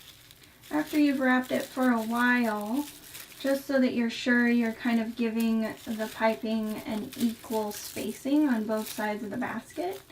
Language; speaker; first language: English; native; English